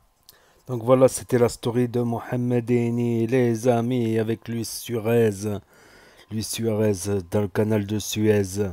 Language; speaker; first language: French; native; French